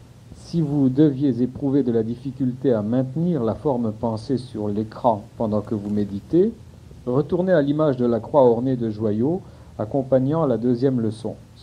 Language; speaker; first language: French; native; French